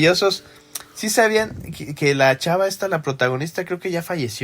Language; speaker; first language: Spanish; native; Spanish